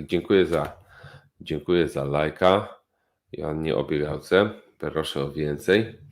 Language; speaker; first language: Polish; native; Polish